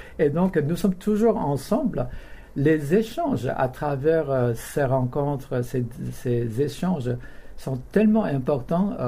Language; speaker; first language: French; non-native, fluent; Korean